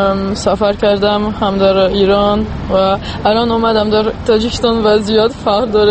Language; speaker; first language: Persian; non-native, fluent; French